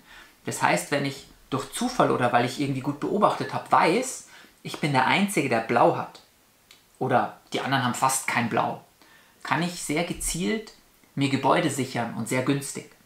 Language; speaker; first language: German; native; German